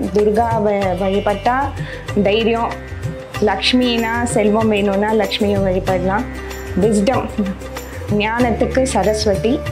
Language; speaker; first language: Tamil; non-native, local second language; Gujarati